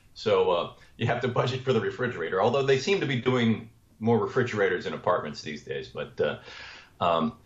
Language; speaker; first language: English; native; English